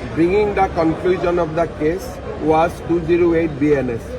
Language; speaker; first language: English; non-native, local second language; Assamese